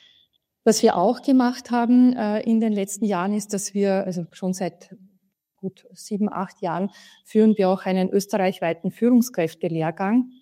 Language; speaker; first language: German; native; German